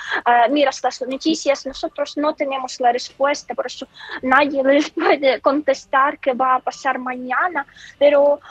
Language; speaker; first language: Spanish; non-native, fluent; Ukrainian